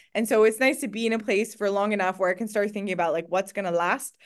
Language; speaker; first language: English; native; English